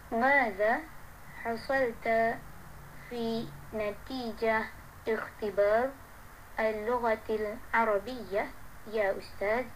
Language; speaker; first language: Arabic; non-native, learner; Malay